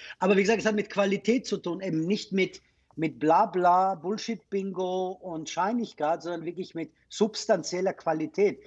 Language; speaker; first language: German; non-native, fluent; Persian